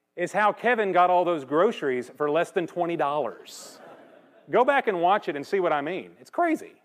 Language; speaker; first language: English; native; English